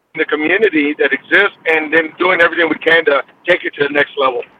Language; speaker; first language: English; early bilingual, other home language; Spanish